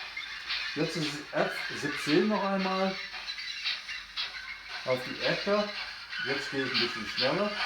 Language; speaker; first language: German; non-native, fluent; English